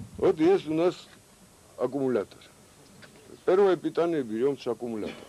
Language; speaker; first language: Russian; non-native, local second language; Georgian